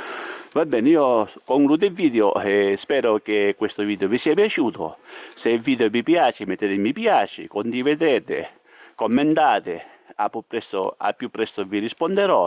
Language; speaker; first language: Italian; native; Italian